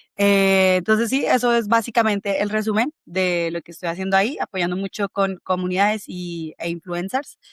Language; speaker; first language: Spanish; native; Spanish